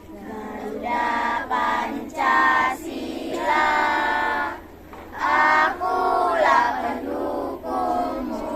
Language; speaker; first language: Indonesian; native; Indonesian